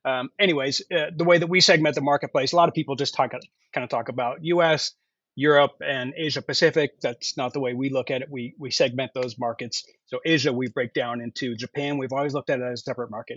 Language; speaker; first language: English; native; English